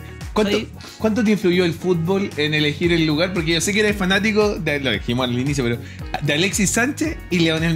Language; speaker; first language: Spanish; native; Spanish